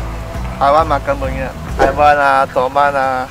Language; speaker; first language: Indonesian; non-native, learner; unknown